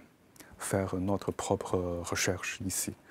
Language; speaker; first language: French; non-native, fluent; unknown